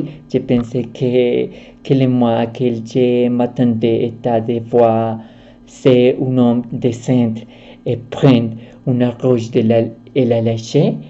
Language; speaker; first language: French; non-native, learner; Spanish